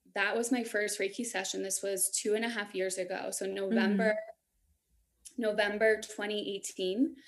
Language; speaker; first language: English; native; English